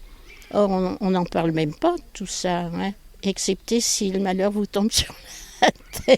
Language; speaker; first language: French; native; French